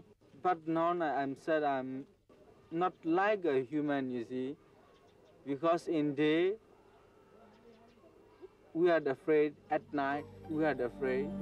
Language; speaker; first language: English; non-native, learner; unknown